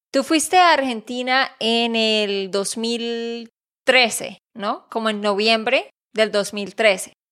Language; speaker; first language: Spanish; native; Spanish